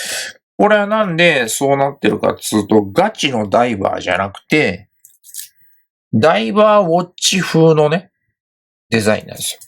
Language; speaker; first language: Japanese; native; Japanese